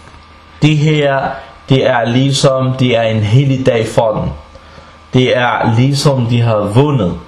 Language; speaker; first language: Danish; early bilingual, other home language; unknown